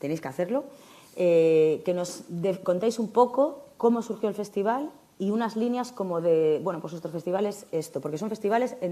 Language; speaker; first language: Spanish; native; Spanish